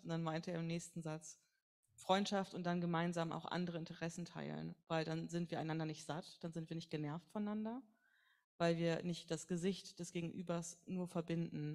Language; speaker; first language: German; native; German